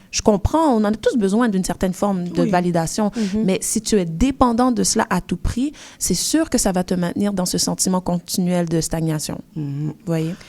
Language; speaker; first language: French; early bilingual, other home language; Haitian Creole